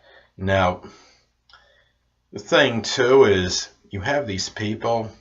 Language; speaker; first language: English; native; English